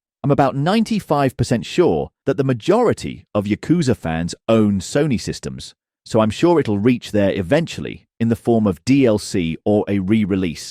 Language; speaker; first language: English; native; English